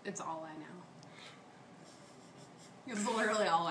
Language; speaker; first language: English; native; English